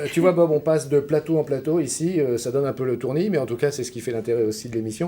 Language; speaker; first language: French; native; French